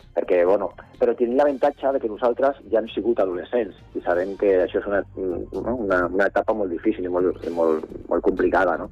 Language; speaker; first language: Catalan; non-native, local second language; Spanish